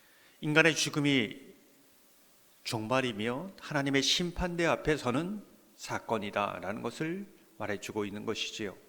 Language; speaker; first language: Korean; native; Korean